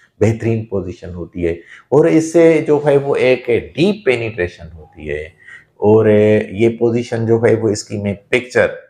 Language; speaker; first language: Urdu; non-native, local second language; Sindhi